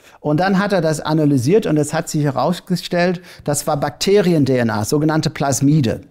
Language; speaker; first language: German; non-native, fluent; English